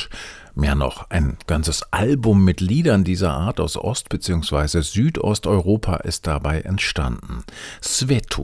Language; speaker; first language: German; native; German